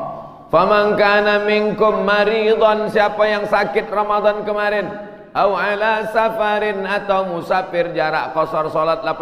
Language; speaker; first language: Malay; native; Malay